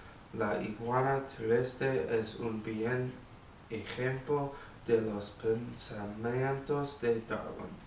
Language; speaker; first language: Spanish; non-native, learner; English